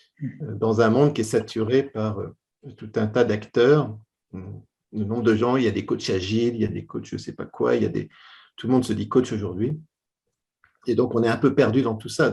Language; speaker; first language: French; native; French